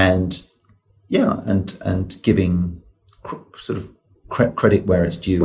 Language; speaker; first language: English; native; English